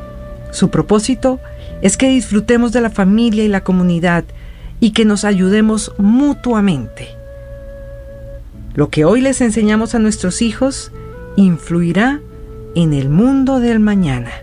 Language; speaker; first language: Spanish; native; Spanish